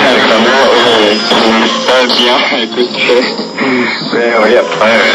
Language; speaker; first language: French; non-native, learner; Korean